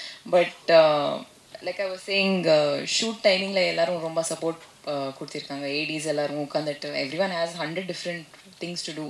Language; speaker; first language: Tamil; non-native, learner; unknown